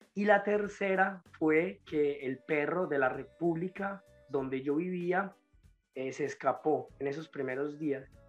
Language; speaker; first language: Spanish; native; Spanish